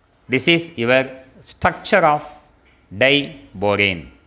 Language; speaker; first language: English; non-native, local second language; Tamil